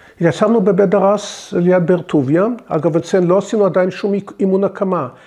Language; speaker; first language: Hebrew; early bilingual, other home language; English